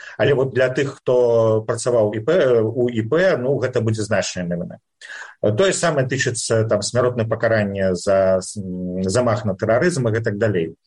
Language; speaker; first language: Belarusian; native; Belarusian